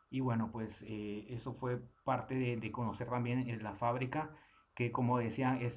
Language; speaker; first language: Spanish; native; Spanish